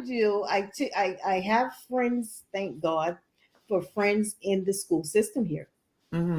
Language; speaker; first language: English; native; English